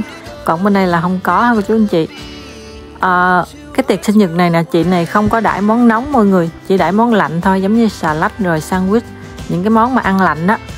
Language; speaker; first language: Vietnamese; native; Vietnamese